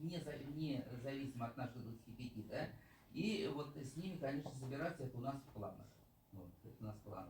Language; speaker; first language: Russian; native; Russian